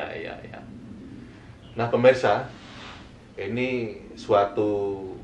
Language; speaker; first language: Indonesian; native; Indonesian